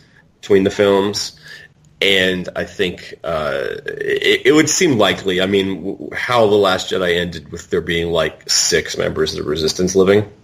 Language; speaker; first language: English; native; English